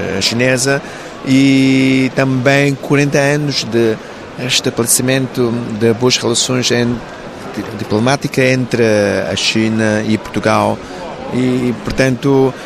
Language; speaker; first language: Portuguese; non-native, local second language; Cantonese